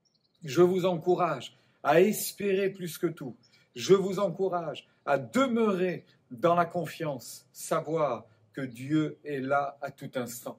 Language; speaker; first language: French; native; French